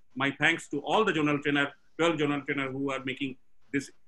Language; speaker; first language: English; non-native, local second language; Bangla